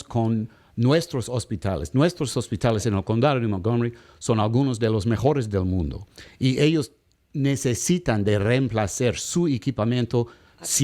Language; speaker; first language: Spanish; non-native, learner; English